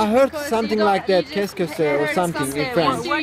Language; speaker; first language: English; non-native, fluent; Turkish